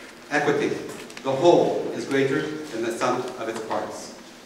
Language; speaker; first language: English; native; English